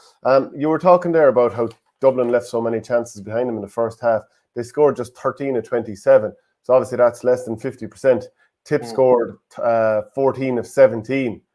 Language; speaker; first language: English; native; English